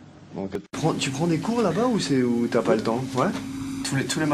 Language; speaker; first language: French; native; French